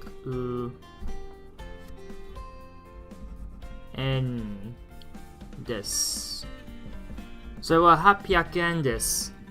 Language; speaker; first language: Japanese; non-native, learner; English